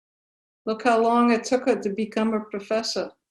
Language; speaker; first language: English; native; English